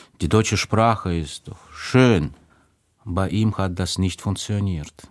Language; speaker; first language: German; non-native, fluent; Russian